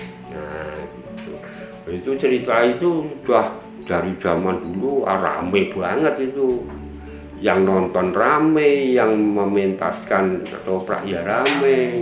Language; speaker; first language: Indonesian; non-native, local second language; Javanese